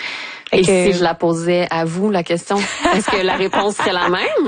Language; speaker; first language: French; native; French